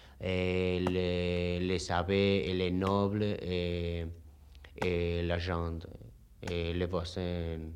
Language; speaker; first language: French; non-native, learner; Spanish